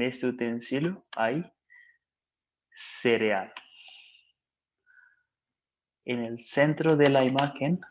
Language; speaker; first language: Spanish; non-native, fluent; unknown